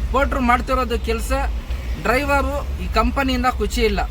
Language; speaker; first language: Kannada; non-native, learner; Urdu